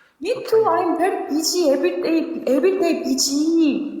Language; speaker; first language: English; non-native, learner; Korean